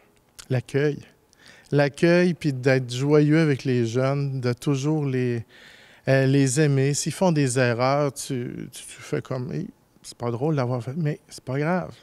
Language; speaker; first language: French; native; French